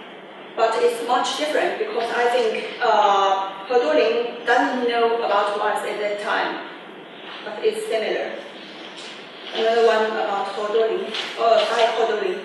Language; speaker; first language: English; non-native, learner; Chinese